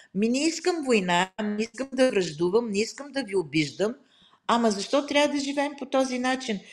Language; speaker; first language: Bulgarian; native; Bulgarian